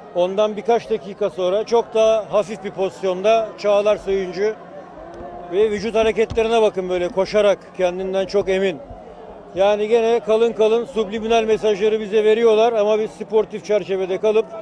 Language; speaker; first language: Turkish; native; Turkish